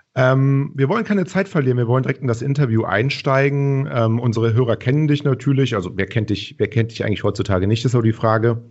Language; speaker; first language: German; native; German